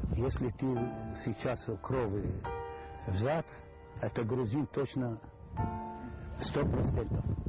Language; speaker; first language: Russian; non-native, learner; Arabic